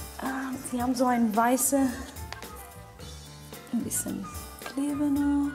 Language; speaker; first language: German; non-native, fluent; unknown